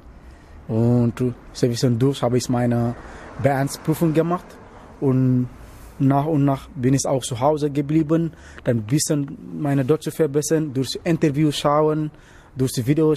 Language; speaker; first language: German; non-native, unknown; Wolof